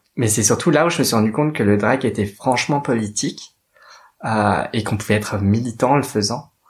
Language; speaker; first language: French; native; French